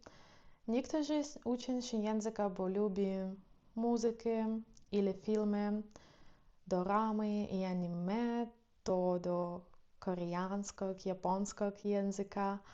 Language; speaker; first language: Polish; non-native, fluent; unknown